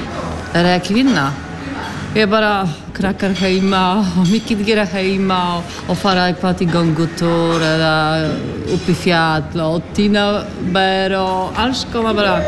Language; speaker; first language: Icelandic; non-native, learner; Polish